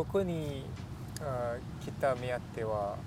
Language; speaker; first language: Japanese; non-native, learner; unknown